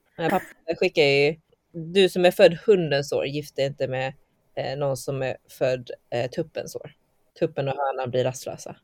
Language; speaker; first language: Swedish; early bilingual, heritage; Chinese